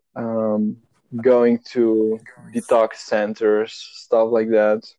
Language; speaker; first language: English; non-native, fluent; Romanian